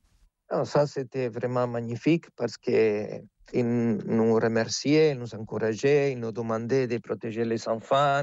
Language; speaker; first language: French; non-native, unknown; Spanish